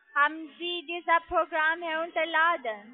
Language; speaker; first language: German; non-native, learner; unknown